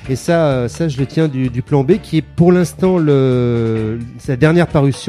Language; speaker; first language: French; native; French